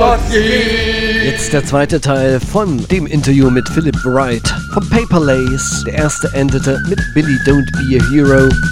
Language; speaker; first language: German; native; German